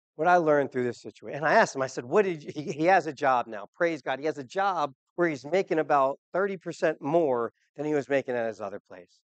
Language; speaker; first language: English; native; English